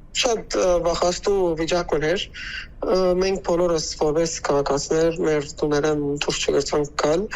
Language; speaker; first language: Armenian; native; Armenian